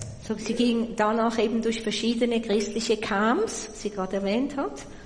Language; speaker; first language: German; native; German